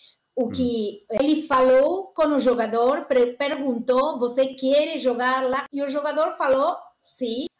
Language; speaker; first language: Portuguese; non-native, learner; Spanish